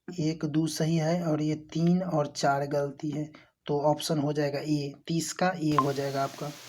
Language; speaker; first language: Hindi; native; Hindi